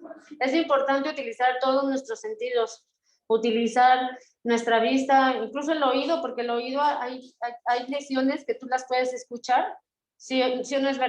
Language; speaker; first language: Spanish; native; Spanish